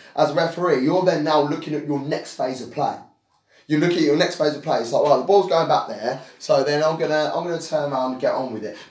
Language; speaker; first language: English; native; English